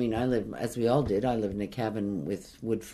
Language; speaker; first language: English; native; English